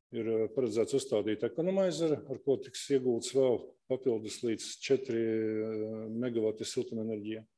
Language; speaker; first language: Latvian; non-native, local second language; Russian